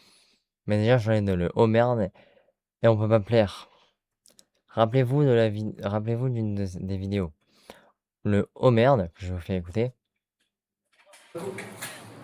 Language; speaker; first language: French; native; French